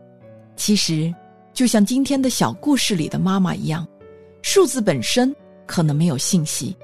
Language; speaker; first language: Chinese; native; Chinese